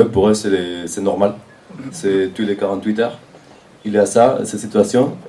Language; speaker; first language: French; non-native, fluent; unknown